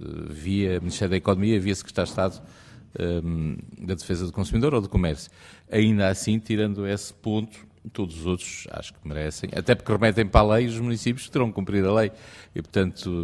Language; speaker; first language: Portuguese; native; Portuguese